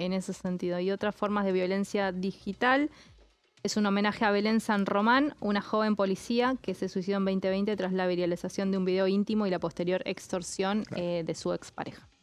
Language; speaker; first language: Spanish; native; Spanish